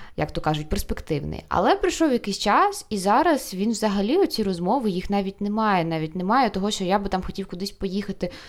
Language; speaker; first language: Ukrainian; non-native, local second language; Russian